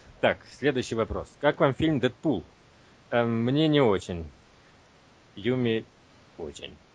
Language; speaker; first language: Russian; native; Russian